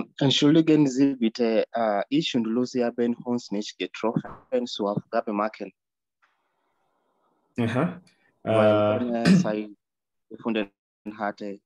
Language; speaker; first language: German; non-native, learner; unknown